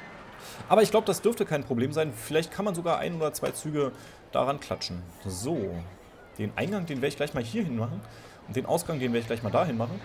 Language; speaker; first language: German; native; German